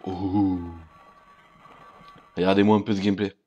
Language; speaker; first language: French; native; French